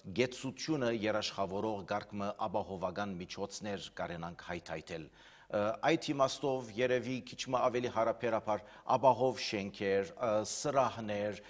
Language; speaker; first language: Armenian; native; Armenian